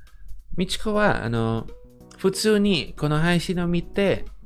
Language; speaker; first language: Japanese; non-native, fluent; English